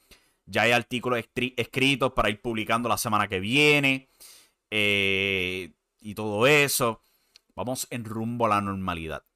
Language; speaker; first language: Spanish; native; Spanish